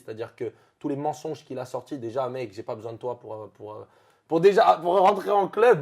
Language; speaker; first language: French; native; French